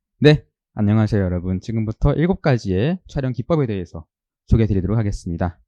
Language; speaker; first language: Korean; native; Korean